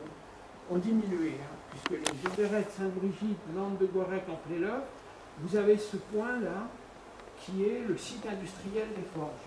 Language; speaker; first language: French; native; French